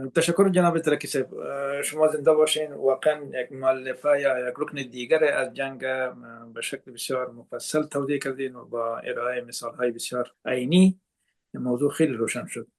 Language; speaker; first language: Persian; native; Persian